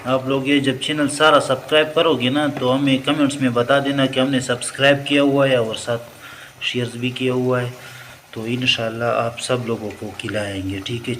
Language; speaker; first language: Urdu; non-native, local second language; Pashto